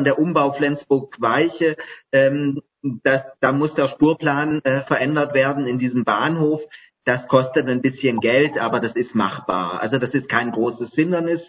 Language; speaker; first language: German; native; German